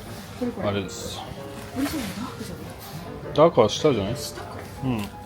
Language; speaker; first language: Japanese; non-native, fluent; French